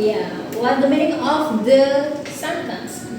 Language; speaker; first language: English; non-native, learner; Indonesian